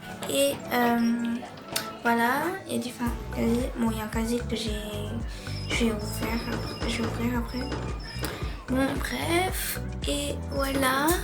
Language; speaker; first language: French; native; French